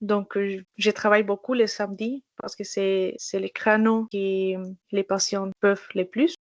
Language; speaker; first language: French; non-native, fluent; Spanish